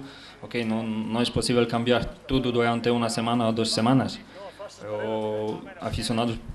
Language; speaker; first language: Spanish; non-native, learner; Polish